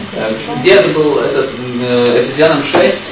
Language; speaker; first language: Russian; non-native, fluent; Latvian